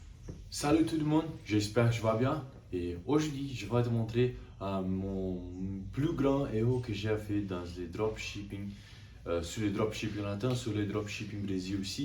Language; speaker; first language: French; non-native, learner; Portuguese